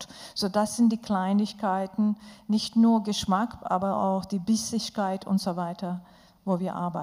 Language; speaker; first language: German; non-native, fluent; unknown